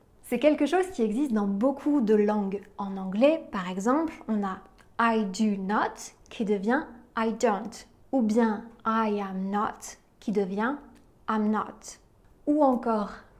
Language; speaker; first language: French; native; French